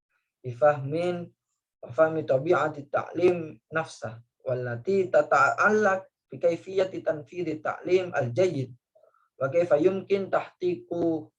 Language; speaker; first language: Arabic; non-native, learner; Indonesian